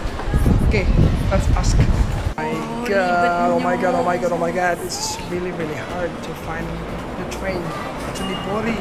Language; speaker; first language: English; non-native, learner; Indonesian